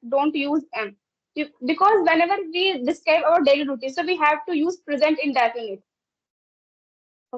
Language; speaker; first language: English; non-native, local second language; Hindi